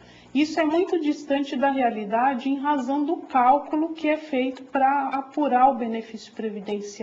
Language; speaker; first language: Portuguese; native; Portuguese